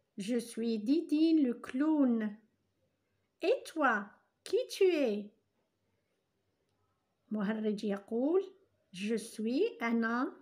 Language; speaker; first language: French; non-native, local second language; Arabic